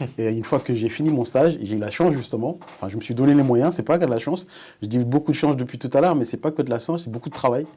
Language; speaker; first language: French; early bilingual, other home language; Wolof